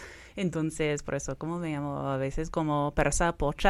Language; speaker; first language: Spanish; non-native, fluent; English